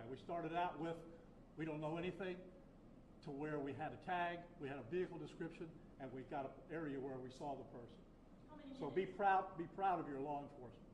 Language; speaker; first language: English; native; English